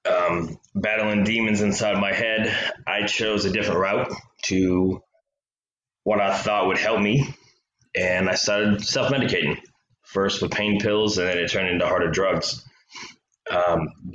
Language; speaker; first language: English; native; English